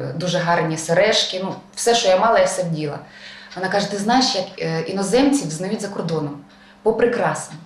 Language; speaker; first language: Ukrainian; native; Ukrainian